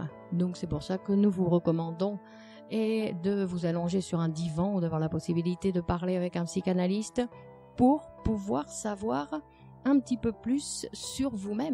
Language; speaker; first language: French; native; French